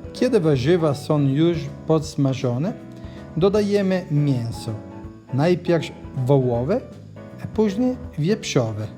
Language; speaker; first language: Polish; non-native, learner; Italian